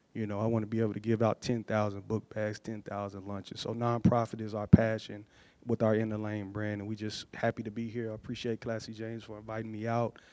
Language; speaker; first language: English; native; English